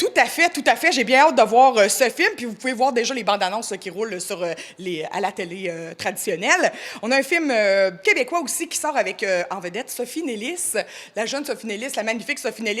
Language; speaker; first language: French; native; French